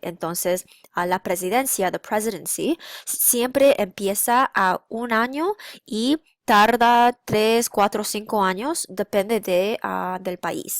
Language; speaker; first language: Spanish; non-native, fluent; English